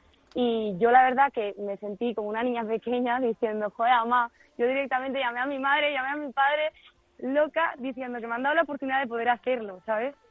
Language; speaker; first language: Spanish; native; Spanish